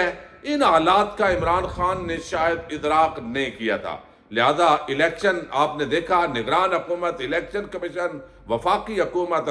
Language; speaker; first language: Urdu; native; Urdu